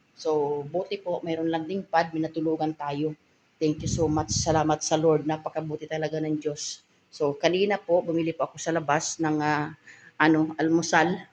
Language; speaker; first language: Filipino; non-native, local second language; Masbatenyo